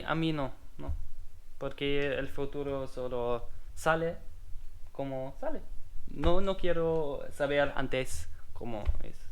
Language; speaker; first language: Spanish; non-native, learner; German